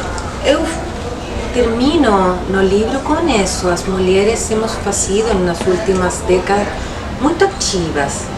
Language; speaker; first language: Portuguese; non-native, local second language; Spanish